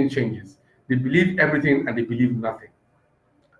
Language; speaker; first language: English; non-native, local second language; Yoruba